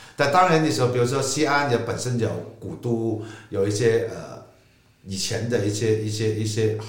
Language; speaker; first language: Chinese; non-native, local second language; Cantonese